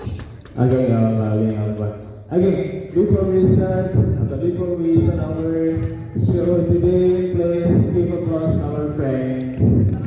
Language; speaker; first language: English; non-native, fluent; Indonesian